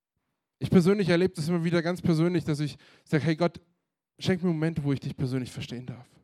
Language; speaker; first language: German; native; German